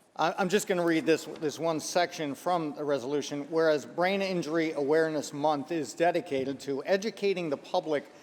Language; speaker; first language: English; native; English